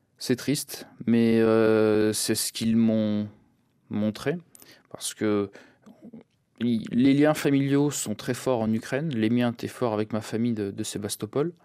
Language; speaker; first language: French; early bilingual, other home language; Russian